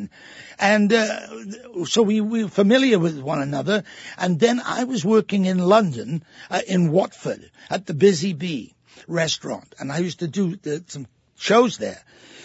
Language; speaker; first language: English; native; English